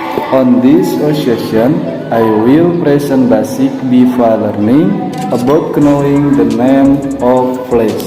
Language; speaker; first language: English; non-native, learner; Indonesian